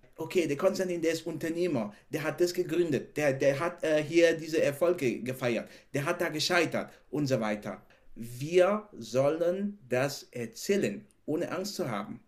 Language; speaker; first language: German; non-native, fluent; French